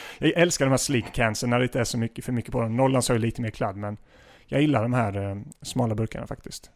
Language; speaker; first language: Swedish; native; Swedish